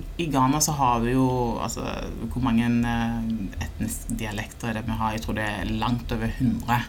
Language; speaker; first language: Norwegian; early bilingual, other home language; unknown